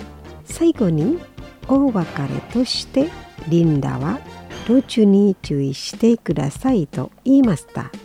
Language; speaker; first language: Japanese; non-native, fluent; Indonesian